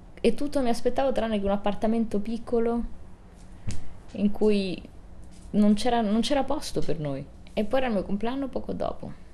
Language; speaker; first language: Italian; early bilingual, other home language; Spanish